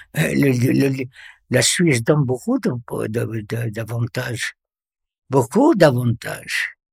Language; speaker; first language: French; non-native, local second language; Arabic